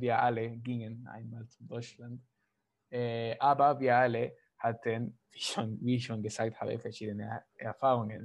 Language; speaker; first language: German; non-native, learner; Spanish